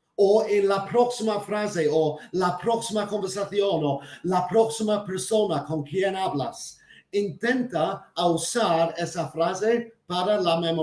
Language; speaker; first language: Spanish; non-native, fluent; English